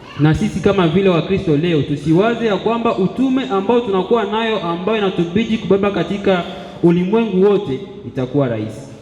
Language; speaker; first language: Swahili; native; Swahili